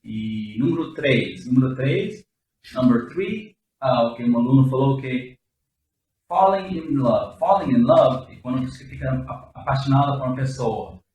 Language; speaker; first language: Portuguese; non-native, fluent; English